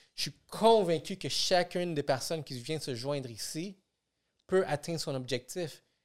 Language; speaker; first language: French; early bilingual, other home language; Spanish